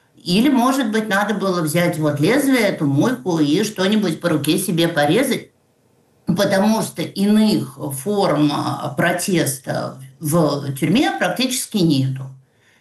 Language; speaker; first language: Russian; native; Russian